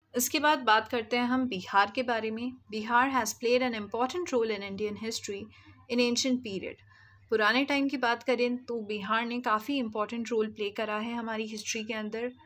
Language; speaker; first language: Hindi; native; Hindi